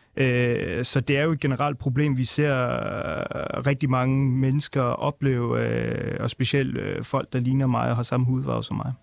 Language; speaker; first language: Danish; early bilingual, other home language; Punjabi